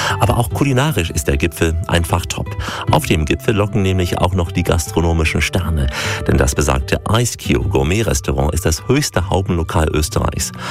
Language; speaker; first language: German; native; German